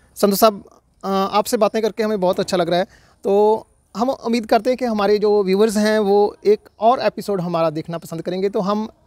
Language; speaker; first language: Hindi; non-native, local second language; Punjabi